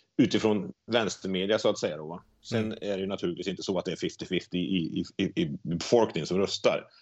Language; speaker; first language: Swedish; native; Swedish